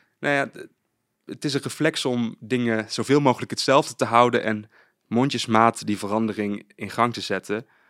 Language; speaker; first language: Dutch; native; Dutch